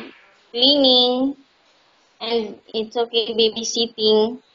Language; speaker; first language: English; non-native, learner; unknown